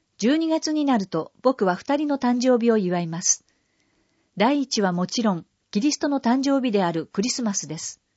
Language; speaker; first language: Japanese; non-native, fluent; English